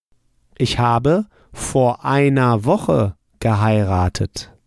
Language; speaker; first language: German; non-native, fluent; English